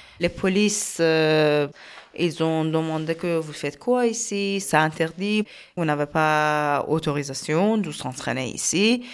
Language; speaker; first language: French; non-native, learner; Persian